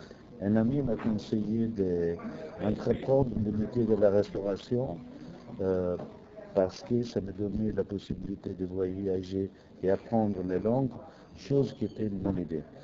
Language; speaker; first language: French; non-native, fluent; Italian